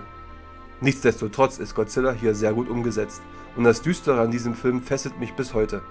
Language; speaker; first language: German; native; German